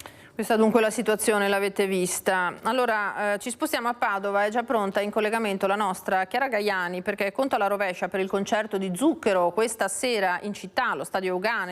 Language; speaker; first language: Italian; native; Italian